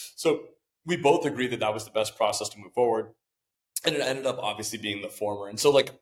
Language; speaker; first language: English; native; English